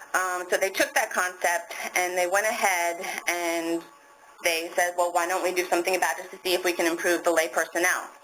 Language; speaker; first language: English; native; English